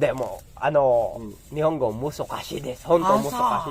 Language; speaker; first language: Japanese; non-native, learner; Filipino